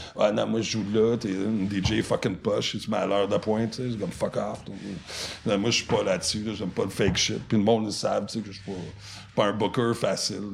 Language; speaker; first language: French; non-native, local second language; English